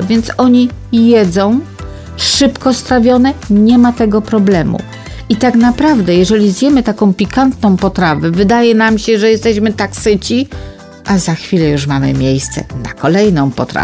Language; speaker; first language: Polish; native; Polish